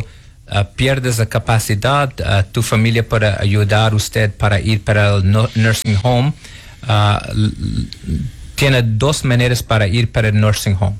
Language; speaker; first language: Spanish; non-native, learner; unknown